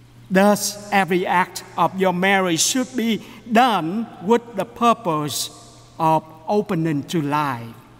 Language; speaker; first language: English; non-native, fluent; Vietnamese